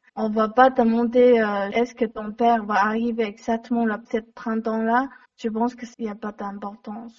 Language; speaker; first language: French; non-native, learner; Chinese